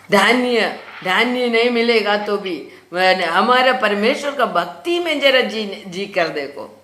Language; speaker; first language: Hindi; non-native, local second language; Malayalam